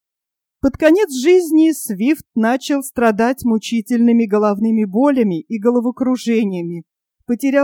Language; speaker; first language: Russian; native; Russian